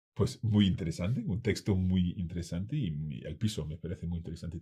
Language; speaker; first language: Spanish; non-native, fluent; English